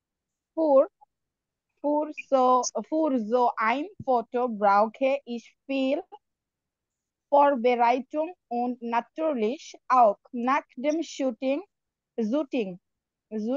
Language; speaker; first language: German; non-native, learner; Bangla